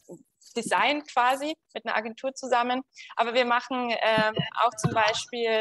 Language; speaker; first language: German; native; German